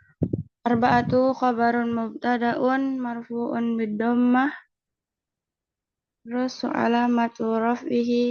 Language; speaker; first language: Arabic; non-native, learner; Indonesian